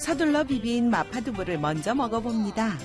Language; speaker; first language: Korean; native; Korean